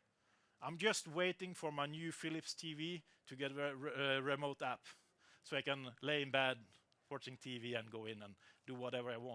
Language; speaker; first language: English; non-native, fluent; Norwegian